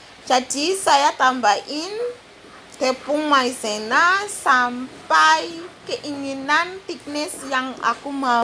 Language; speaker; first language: Indonesian; non-native, fluent; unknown